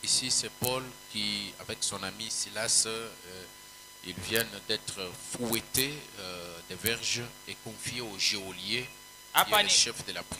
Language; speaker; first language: French; non-native, local second language; Swahili